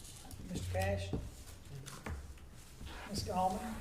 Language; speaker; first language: English; native; English